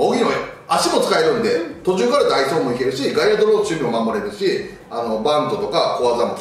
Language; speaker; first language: Japanese; native; Japanese